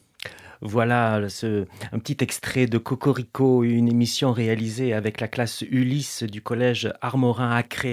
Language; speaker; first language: French; native; French